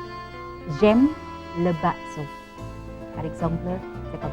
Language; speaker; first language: French; non-native, fluent; Indonesian